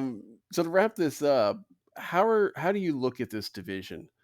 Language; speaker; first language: English; native; English